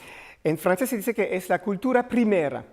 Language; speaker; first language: Spanish; non-native, learner; French